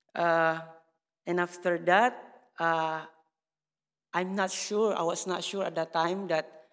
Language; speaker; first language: English; non-native, learner; Indonesian